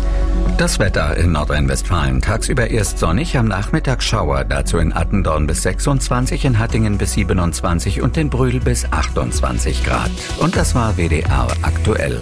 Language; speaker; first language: German; native; German